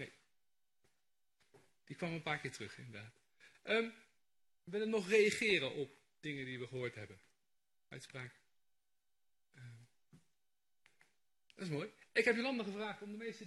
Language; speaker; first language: Dutch; native; Dutch